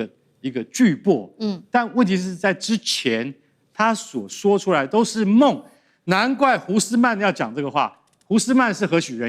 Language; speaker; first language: Chinese; native; Chinese